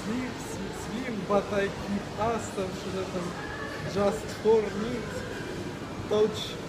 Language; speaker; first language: Russian; non-native, local second language; Ukrainian